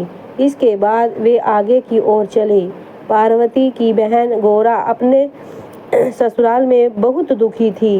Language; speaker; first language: Hindi; native; Hindi